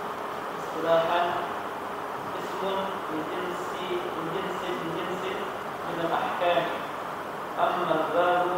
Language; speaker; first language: Arabic; non-native, learner; Indonesian